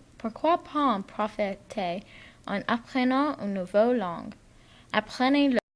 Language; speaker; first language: French; non-native, learner; English